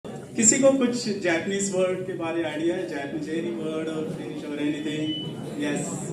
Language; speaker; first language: Hindi; native; Hindi